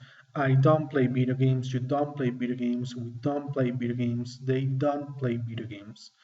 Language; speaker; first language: English; non-native, fluent; Spanish